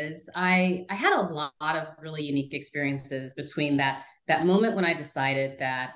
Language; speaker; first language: English; native; English